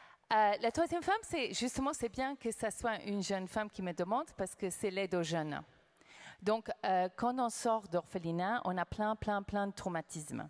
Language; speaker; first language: French; non-native, fluent; English